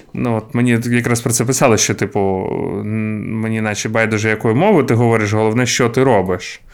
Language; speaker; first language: Ukrainian; non-native, local second language; Russian